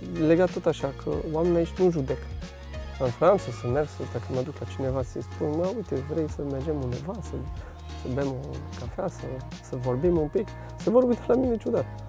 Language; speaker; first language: Romanian; non-native, fluent; French